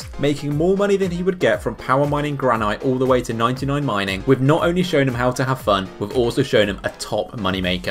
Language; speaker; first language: English; native; English